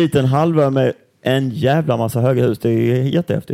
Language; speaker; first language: Swedish; native; Swedish